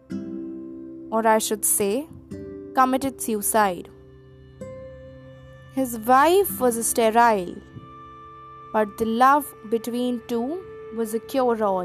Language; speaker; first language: English; non-native, local second language; Hindi